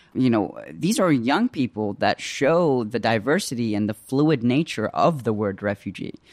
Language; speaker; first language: English; early bilingual, other home language; Arabic